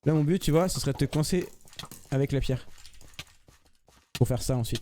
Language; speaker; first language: French; native; French